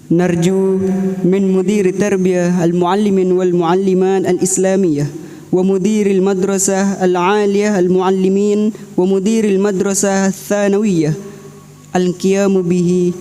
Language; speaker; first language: Arabic; non-native, fluent; Indonesian